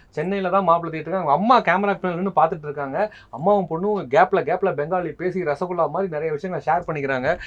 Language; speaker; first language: Tamil; native; Tamil